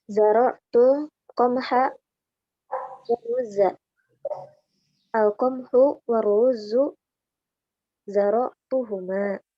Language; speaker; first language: Arabic; non-native, learner; Indonesian